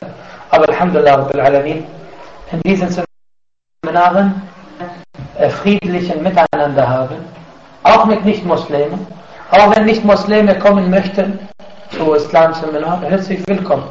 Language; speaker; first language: German; non-native, fluent; Arabic